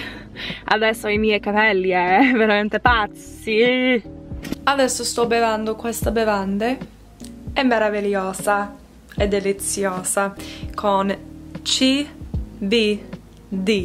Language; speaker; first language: Italian; non-native, learner; English